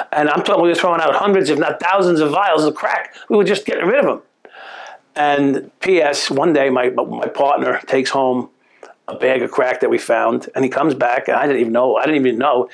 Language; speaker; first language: English; native; English